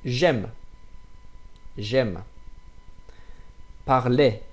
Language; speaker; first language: French; non-native, fluent; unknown